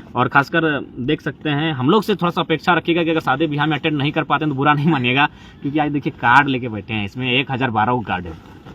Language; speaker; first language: Hindi; non-native, local second language; Magahi